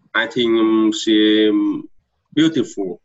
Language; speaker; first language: English; non-native, learner; Vietnamese